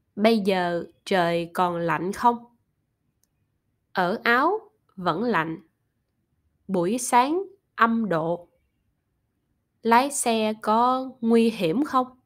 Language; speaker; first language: Vietnamese; non-native, learner; German